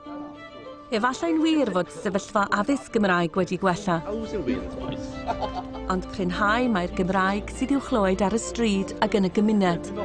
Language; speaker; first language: Welsh; native; Welsh